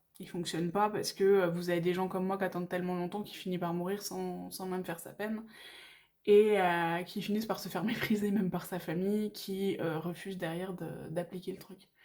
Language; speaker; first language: French; native; French